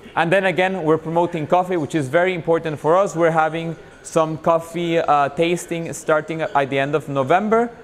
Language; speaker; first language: English; non-native, fluent; Spanish